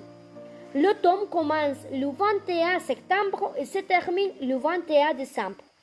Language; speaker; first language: French; non-native, learner; Spanish